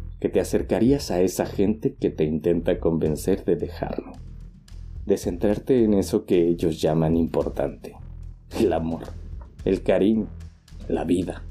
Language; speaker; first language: Spanish; native; Spanish